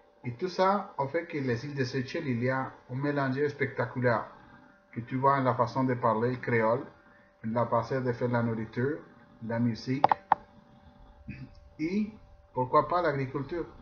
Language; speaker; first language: French; non-native, fluent; Spanish